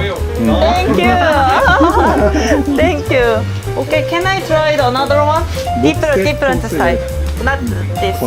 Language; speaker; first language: English; non-native, learner; Korean